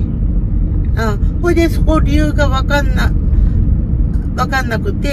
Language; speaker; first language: Japanese; native; Japanese